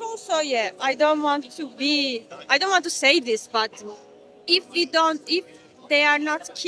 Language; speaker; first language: English; non-native, learner; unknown